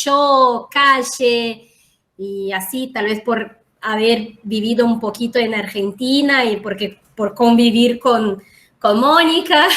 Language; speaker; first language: Spanish; non-native, fluent; Portuguese